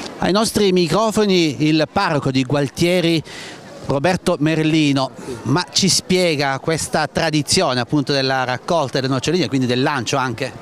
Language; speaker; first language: Italian; native; Italian